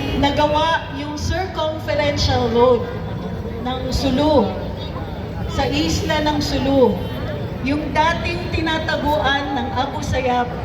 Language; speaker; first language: Filipino; non-native, local second language; Tausug